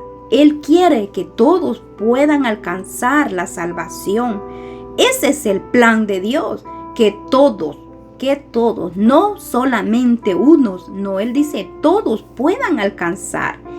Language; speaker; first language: Spanish; native; Spanish